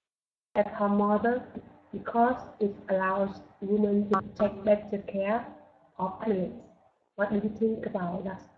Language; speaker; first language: English; non-native, learner; Vietnamese